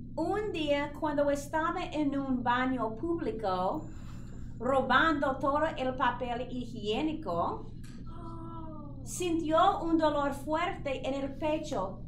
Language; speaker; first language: Spanish; non-native, fluent; English